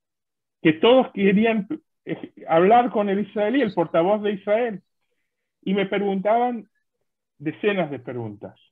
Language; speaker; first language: Spanish; non-native, fluent; Hebrew